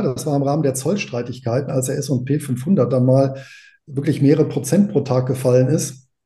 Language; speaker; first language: German; native; German